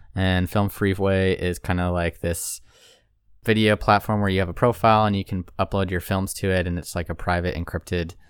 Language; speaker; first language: English; native; English